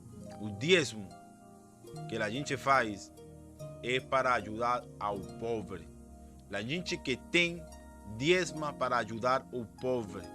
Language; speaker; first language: Portuguese; non-native, fluent; Spanish